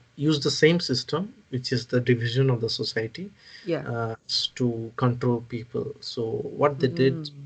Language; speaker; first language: English; non-native, local second language; Odia